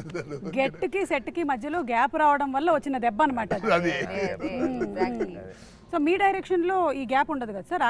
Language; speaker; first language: Telugu; native; Telugu